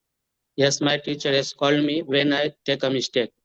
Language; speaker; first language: English; non-native, learner; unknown